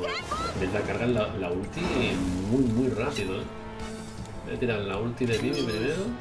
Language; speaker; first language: Spanish; native; Spanish